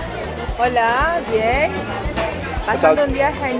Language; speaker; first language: Portuguese; non-native, learner; Spanish